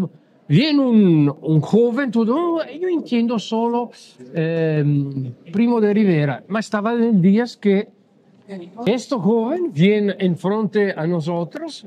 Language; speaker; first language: Spanish; non-native, learner; Italian